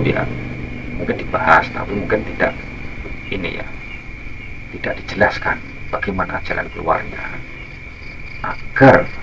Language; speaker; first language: Indonesian; non-native, local second language; Javanese